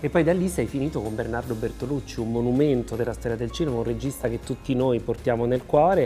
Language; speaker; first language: Italian; native; Italian